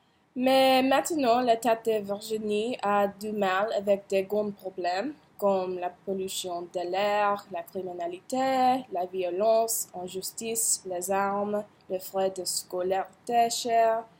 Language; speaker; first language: French; non-native, learner; English